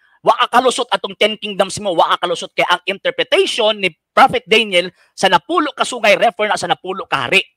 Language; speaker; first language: Cebuano; native; Cebuano